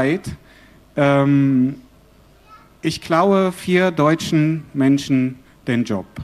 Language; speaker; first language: German; non-native, fluent; Arabic